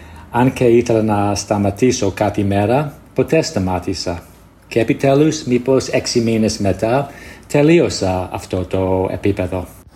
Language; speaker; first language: Greek; non-native, fluent; English